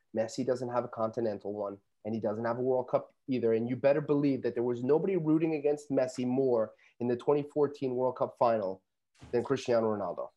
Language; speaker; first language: English; native; English